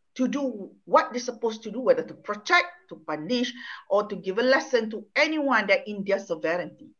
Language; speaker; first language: English; non-native, local second language; Malay